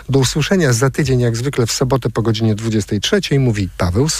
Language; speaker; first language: Polish; native; Polish